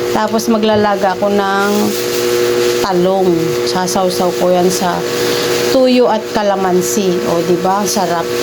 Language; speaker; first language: Filipino; non-native, local second language; Iloko